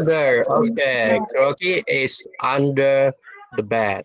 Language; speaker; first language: English; non-native, fluent; Indonesian